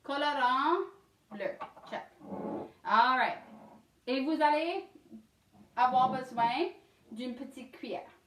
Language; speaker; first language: French; non-native, learner; English